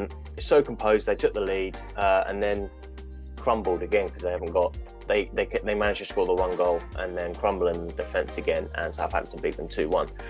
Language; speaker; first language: English; native; English